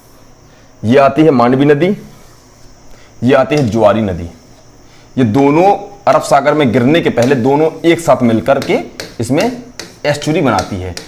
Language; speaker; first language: Hindi; native; Hindi